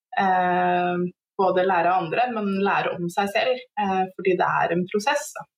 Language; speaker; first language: Norwegian; native; Norwegian